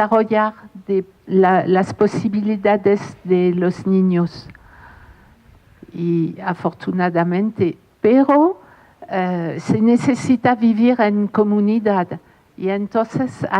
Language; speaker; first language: Spanish; non-native, fluent; French